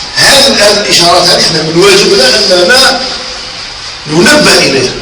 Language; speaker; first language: Arabic; native; Arabic